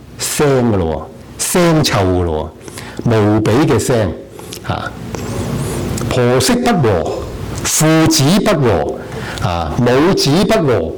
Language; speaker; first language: Chinese; non-native, local second language; Cantonese